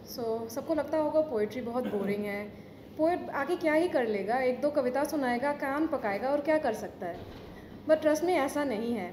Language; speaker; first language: Hindi; non-native, local second language; Assamese